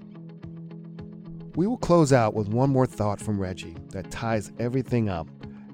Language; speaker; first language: English; native; English